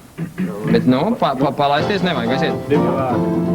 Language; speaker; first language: Latvian; native; Latvian